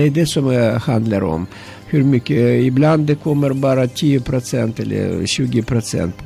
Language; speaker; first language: Swedish; non-native, learner; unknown